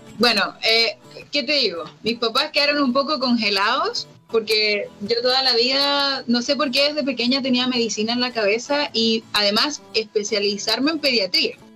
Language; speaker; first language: Spanish; native; Spanish